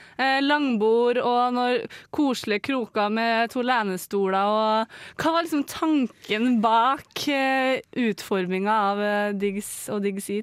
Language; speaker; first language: Norwegian; native; Norwegian